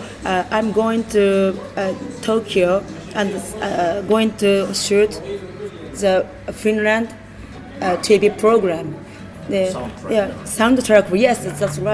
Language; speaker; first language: English; non-native, learner; Japanese